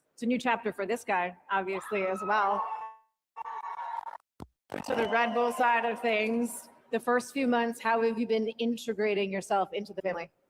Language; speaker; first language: English; native; English